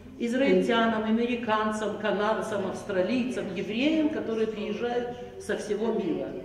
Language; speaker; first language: Russian; native; Russian